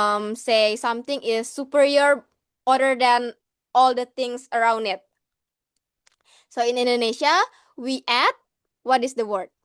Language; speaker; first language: English; non-native, learner; Indonesian